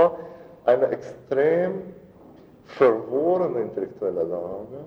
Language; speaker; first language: German; non-native, fluent; Russian